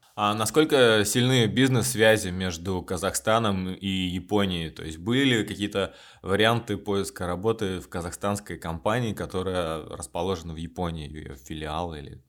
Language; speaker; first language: Russian; native; Russian